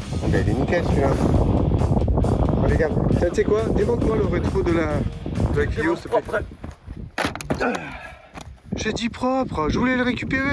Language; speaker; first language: French; native; French